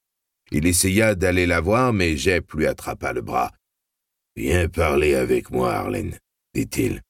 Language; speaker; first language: French; native; French